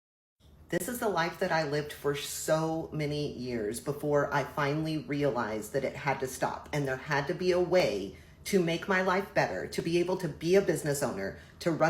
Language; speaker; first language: English; native; English